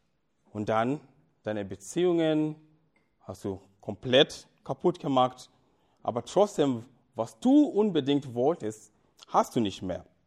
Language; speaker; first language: German; non-native, fluent; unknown